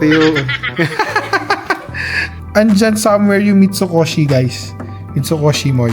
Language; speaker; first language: Filipino; native; Filipino